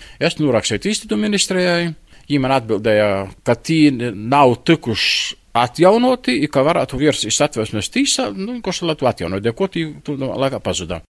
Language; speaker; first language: Latvian; native; Latvian